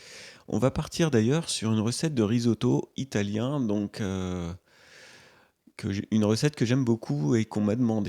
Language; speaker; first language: French; native; French